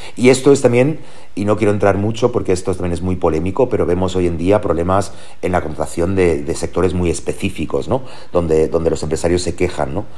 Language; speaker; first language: Spanish; early bilingual, heritage; Spanish